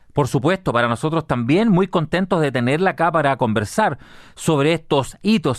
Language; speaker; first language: Spanish; native; Spanish